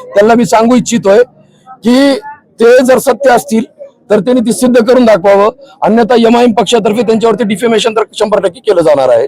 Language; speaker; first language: Marathi; non-native, local second language; Urdu